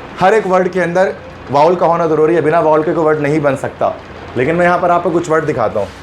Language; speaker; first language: Urdu; native; Urdu